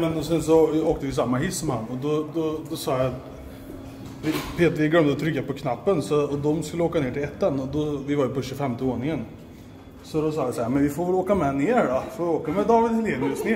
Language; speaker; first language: Swedish; native; Swedish